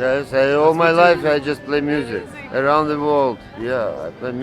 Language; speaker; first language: English; non-native, learner; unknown